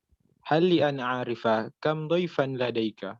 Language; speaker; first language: Arabic; non-native, learner; Indonesian